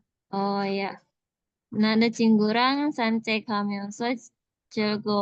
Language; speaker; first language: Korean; non-native, learner; Indonesian